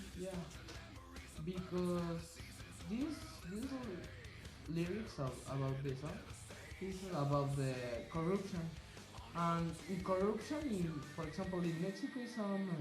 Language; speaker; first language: English; non-native, learner; Spanish